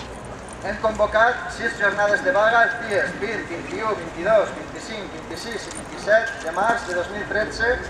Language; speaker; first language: Catalan; native; Catalan